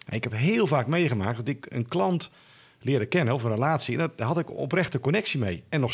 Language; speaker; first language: Dutch; native; Dutch